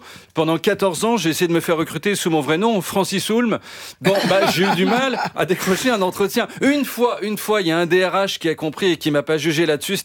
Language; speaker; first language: French; native; French